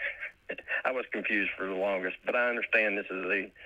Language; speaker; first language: English; native; English